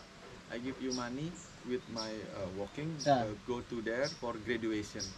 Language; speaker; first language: English; non-native, learner; Indonesian